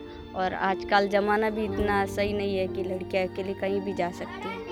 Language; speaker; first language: Hindi; native; Hindi